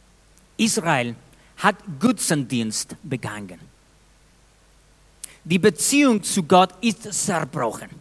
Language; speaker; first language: German; non-native, fluent; Spanish